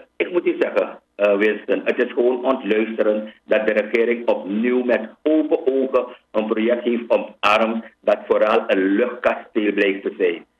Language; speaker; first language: Dutch; native; Dutch